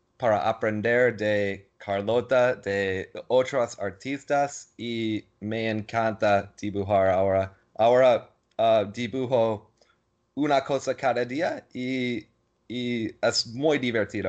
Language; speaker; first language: Spanish; non-native, learner; English